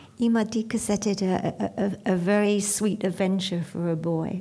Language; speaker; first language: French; non-native, learner; English